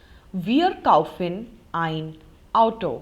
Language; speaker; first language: German; non-native, fluent; Hindi